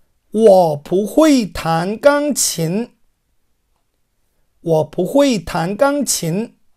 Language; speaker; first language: Chinese; non-native, fluent; Korean